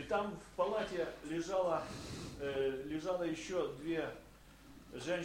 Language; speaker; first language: Polish; non-native, learner; Russian